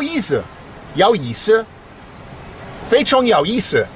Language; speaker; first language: Chinese; non-native, learner; English